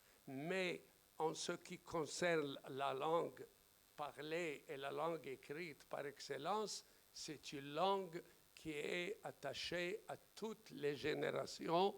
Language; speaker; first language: French; non-native, fluent; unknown